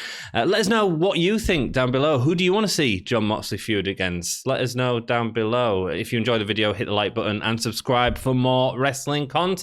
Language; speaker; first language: English; native; English